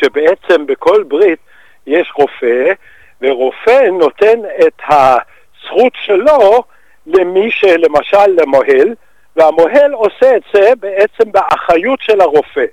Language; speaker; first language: Hebrew; non-native, fluent; Danish